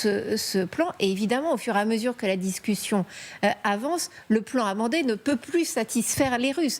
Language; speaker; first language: French; native; French